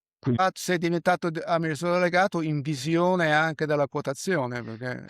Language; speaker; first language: Italian; native; Italian